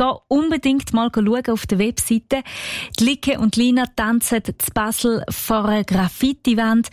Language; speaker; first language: German; native; German